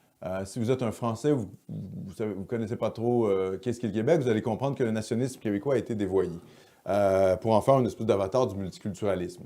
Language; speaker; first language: French; native; French